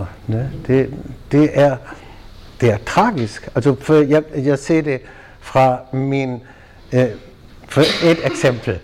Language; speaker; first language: Danish; non-native, fluent; German